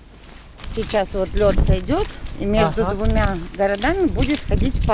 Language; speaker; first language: Russian; native; Russian